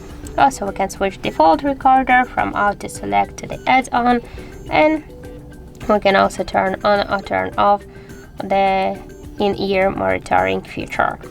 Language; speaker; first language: English; non-native, fluent; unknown